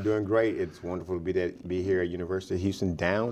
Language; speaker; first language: English; native; English